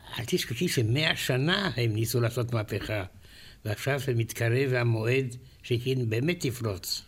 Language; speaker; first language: Hebrew; non-native, fluent; Romanian